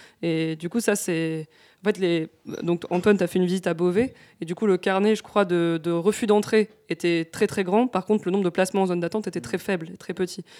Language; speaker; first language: French; native; French